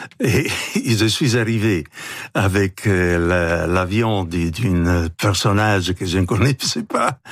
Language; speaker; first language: French; non-native, fluent; Italian